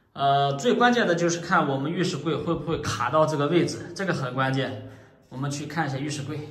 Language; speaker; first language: Chinese; native; Chinese